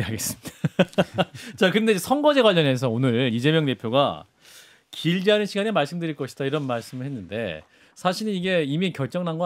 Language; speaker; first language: Korean; native; Korean